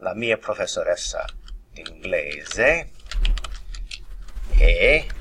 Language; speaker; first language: Italian; non-native, fluent; English